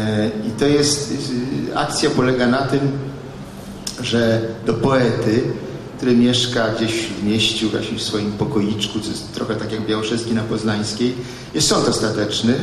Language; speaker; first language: Polish; native; Polish